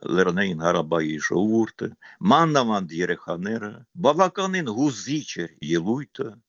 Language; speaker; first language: Armenian; non-native, fluent; Ukrainian